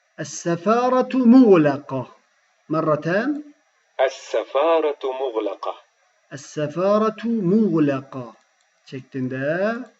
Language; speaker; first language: Arabic; non-native, fluent; Turkish